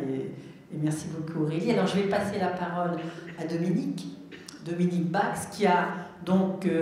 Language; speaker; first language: French; native; French